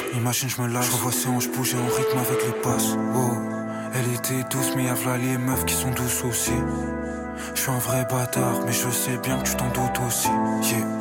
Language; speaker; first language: French; early bilingual, other home language; Romanian